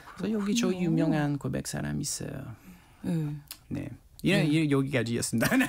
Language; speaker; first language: Korean; non-native, learner; French